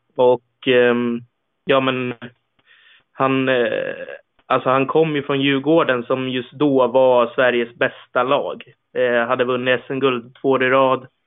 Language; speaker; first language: Swedish; native; Swedish